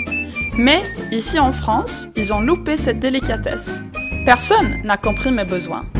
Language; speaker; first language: French; non-native, fluent; Swedish